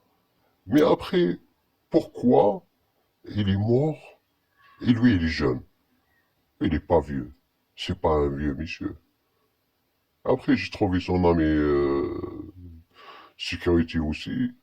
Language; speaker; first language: French; non-native, learner; Arabic